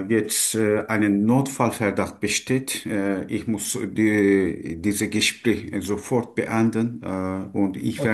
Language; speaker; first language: German; non-native, learner; Turkish